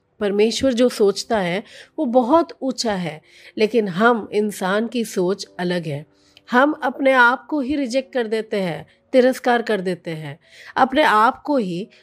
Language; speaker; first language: Hindi; non-native, local second language; Telugu